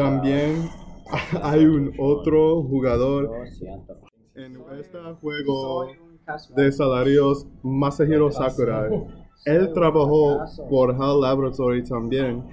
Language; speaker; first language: Spanish; non-native, learner; English